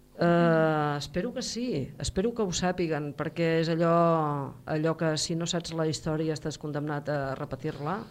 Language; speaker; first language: Catalan; native; Catalan